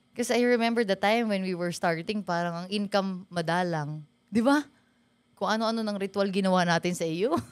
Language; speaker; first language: Filipino; native; Filipino